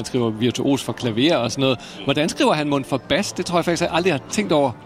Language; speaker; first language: Danish; native; Danish